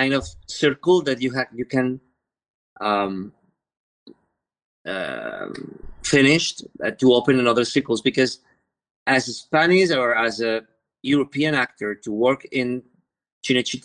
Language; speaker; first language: English; non-native, learner; Spanish